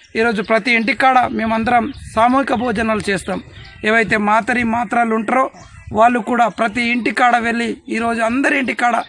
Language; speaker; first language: Telugu; non-native, local second language; Gondi